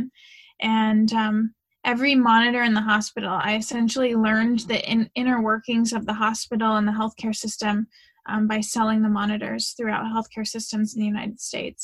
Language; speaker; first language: English; native; English